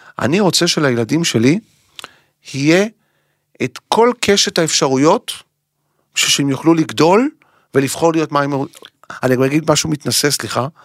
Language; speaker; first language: Hebrew; native; Hebrew